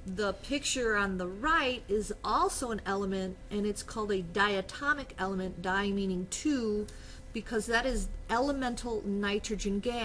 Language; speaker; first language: English; native; English